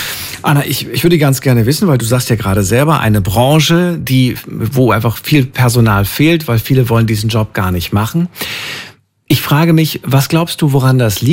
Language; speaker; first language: German; native; German